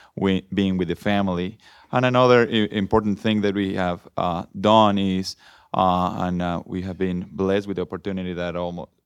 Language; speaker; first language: English; non-native, fluent; Spanish